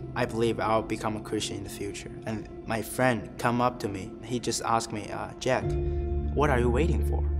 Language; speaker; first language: English; non-native, fluent; Chinese